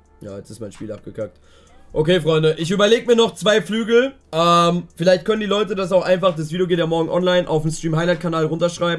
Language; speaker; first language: German; native; German